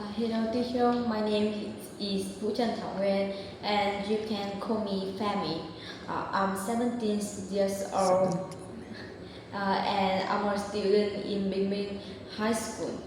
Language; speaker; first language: English; non-native, learner; Vietnamese